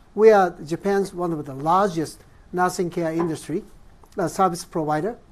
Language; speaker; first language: English; non-native, fluent; Japanese